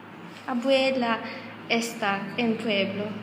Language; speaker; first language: Spanish; non-native, learner; Azerbaijani